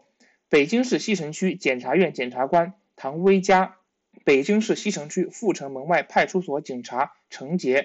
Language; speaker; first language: Chinese; native; Chinese